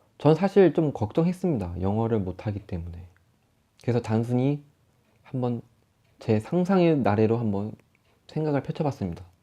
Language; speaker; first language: Korean; native; Korean